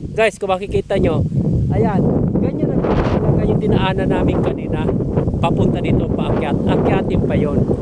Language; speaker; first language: Filipino; native; Filipino